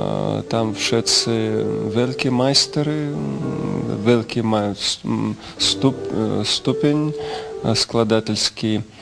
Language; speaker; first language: Slovak; non-native, learner; Russian